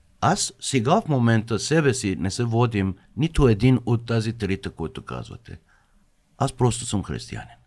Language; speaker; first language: Bulgarian; non-native, fluent; Persian